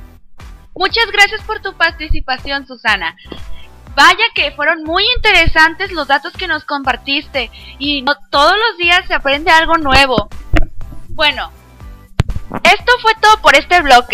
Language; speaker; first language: Spanish; native; Spanish